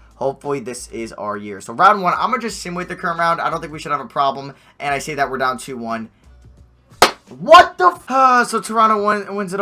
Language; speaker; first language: English; native; English